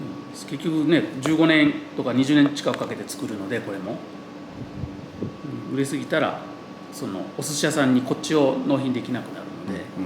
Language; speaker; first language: Japanese; native; Japanese